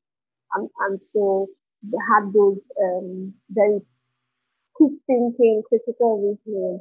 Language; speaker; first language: English; non-native, local second language; Igbo